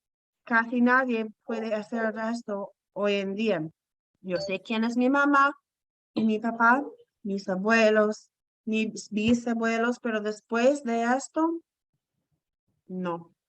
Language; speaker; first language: Spanish; non-native, fluent; English